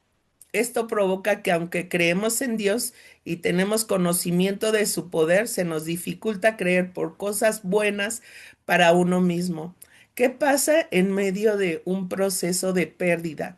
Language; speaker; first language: Spanish; native; Spanish